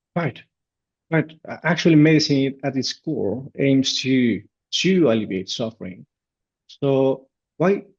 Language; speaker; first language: English; non-native, fluent; Spanish